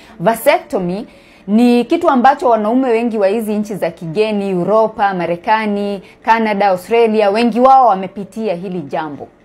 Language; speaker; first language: Swahili; native; Swahili